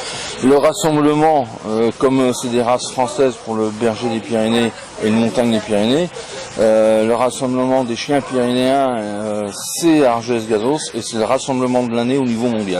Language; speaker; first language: French; native; French